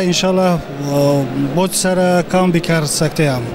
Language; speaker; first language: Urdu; non-native, fluent; Tajik